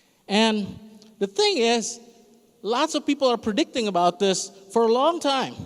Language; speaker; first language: English; non-native, fluent; Indonesian